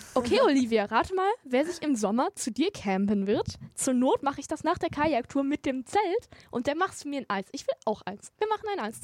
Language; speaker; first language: German; native; German